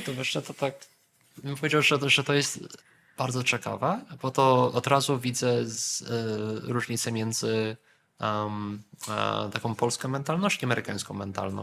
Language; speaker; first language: Polish; early bilingual, heritage; Polish